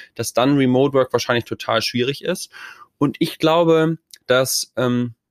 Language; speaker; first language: German; native; German